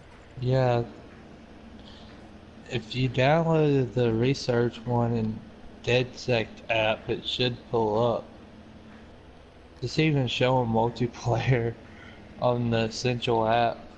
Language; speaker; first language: English; native; English